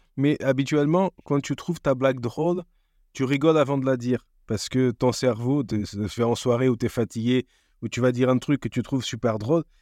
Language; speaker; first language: French; non-native, fluent; Portuguese